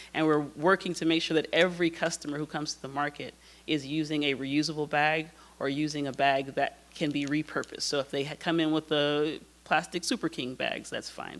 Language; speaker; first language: English; native; English